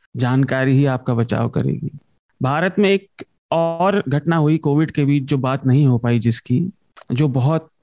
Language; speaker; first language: Hindi; native; Hindi